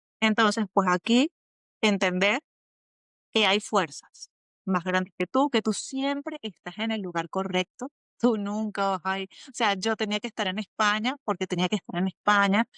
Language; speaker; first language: Spanish; native; Spanish